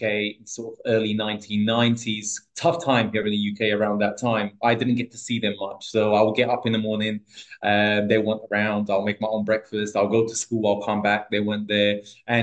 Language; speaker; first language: English; early bilingual, other home language; Portuguese